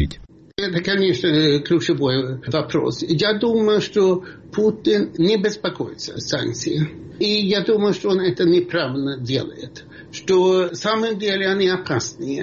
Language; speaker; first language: Russian; non-native, fluent; Swedish